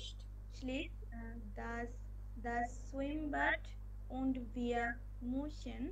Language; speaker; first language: German; non-native, learner; Bangla